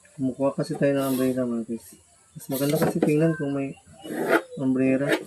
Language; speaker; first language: Filipino; non-native, local second language; Cebuano